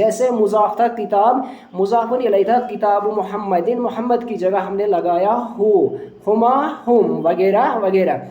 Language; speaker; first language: Urdu; non-native, local second language; Punjabi